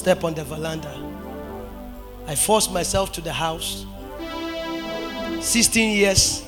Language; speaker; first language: English; non-native, local second language; Akan